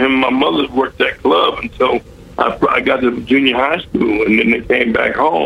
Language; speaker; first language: English; native; English